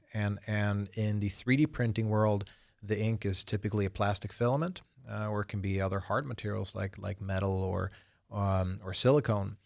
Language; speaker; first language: English; early bilingual, other home language; Swedish